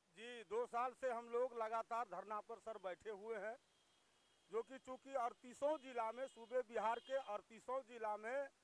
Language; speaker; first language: Hindi; native; Hindi